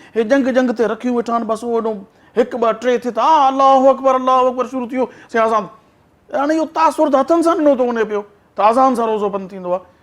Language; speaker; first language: Sindhi; native; Sindhi